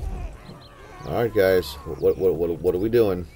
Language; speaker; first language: English; native; English